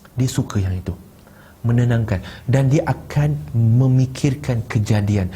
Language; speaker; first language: Malay; non-native, local second language; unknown